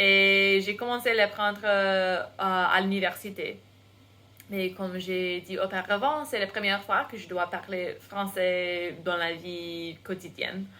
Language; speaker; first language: French; non-native, fluent; English